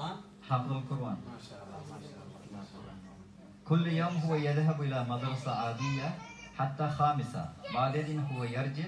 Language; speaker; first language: Arabic; non-native, fluent; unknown